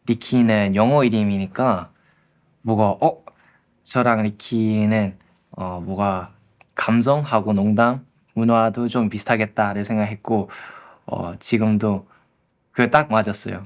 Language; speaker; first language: Korean; early bilingual, heritage; English